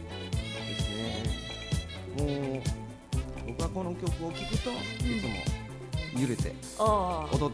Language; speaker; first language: Japanese; native; Japanese